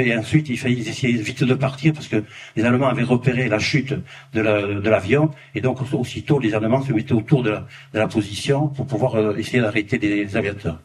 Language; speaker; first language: French; native; French